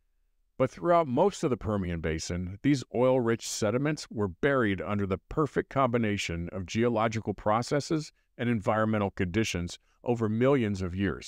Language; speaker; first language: English; native; English